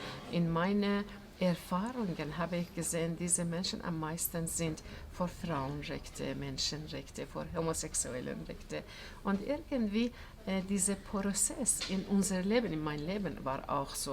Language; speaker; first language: German; non-native, fluent; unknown